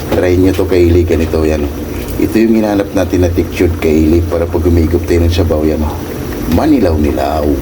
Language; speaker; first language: Filipino; non-native, local second language; Cebuano